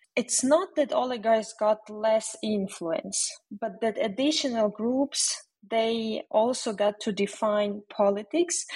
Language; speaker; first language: English; non-native, fluent; Ukrainian